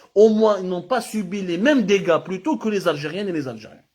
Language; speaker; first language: French; non-native, local second language; Arabic